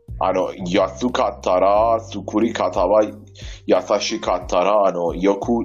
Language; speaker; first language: Japanese; non-native, learner; Persian